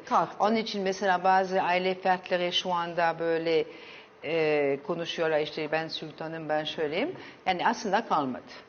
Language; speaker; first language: Turkish; early bilingual, heritage; Turkish